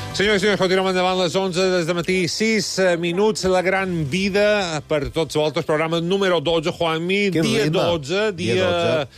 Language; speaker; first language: Catalan; native; Catalan